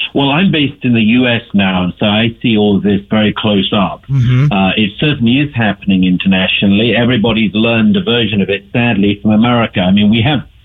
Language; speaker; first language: English; native; English